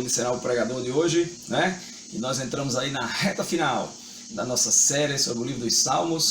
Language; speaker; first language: Portuguese; native; Portuguese